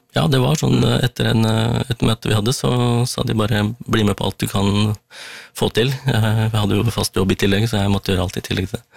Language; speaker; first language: Norwegian; early bilingual, other home language; Tamil